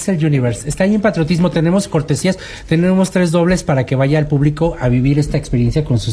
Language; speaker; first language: Spanish; native; Spanish